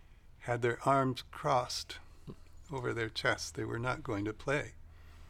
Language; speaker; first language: English; native; English